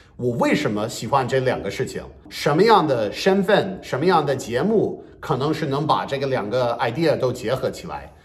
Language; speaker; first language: Chinese; non-native, fluent; English